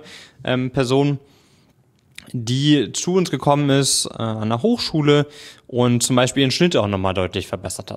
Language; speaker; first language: German; native; German